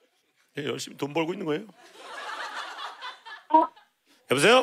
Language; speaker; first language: Korean; native; Korean